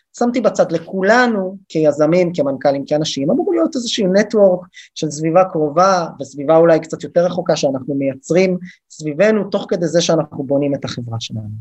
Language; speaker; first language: Hebrew; native; Hebrew